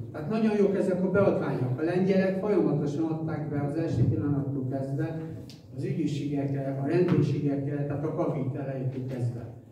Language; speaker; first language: Hungarian; non-native, fluent; Polish